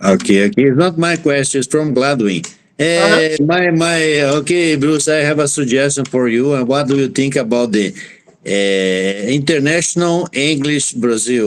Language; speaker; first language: English; non-native, fluent; Portuguese